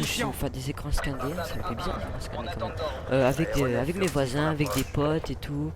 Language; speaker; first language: French; native; French